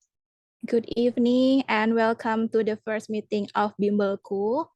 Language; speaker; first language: English; non-native, fluent; Indonesian